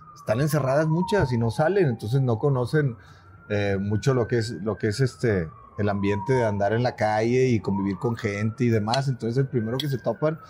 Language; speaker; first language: Spanish; native; Spanish